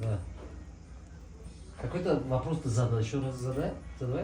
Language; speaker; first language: Russian; non-native, learner; Tajik